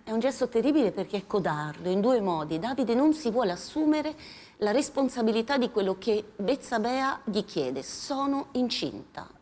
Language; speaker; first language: Italian; native; Italian